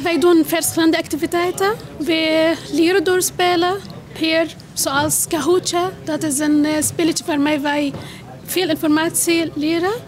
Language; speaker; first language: Dutch; non-native, fluent; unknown